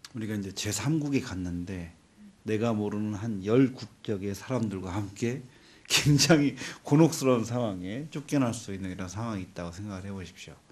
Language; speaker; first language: Korean; native; Korean